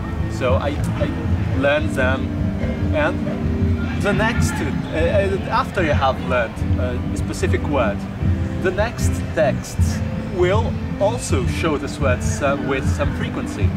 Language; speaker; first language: English; non-native, fluent; Portuguese